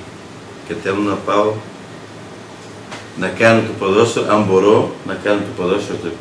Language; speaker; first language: Greek; non-native, learner; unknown